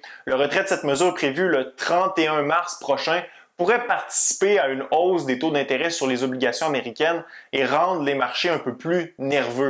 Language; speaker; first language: French; native; French